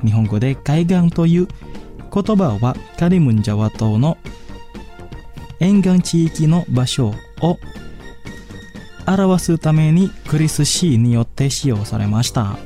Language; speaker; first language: Japanese; non-native, fluent; Indonesian